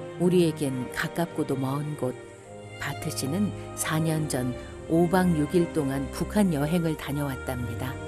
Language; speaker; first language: Korean; native; Korean